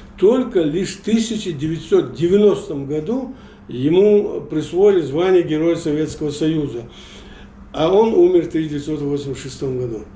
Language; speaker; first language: Russian; non-native, local second language; Chechen